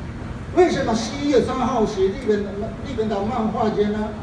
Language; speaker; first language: Chinese; non-native, fluent; Japanese